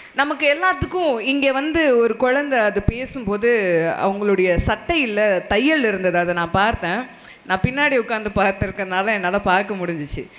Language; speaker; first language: Tamil; non-native, local second language; Telugu